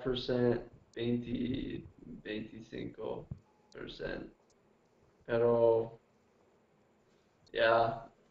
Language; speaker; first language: Spanish; non-native, learner; English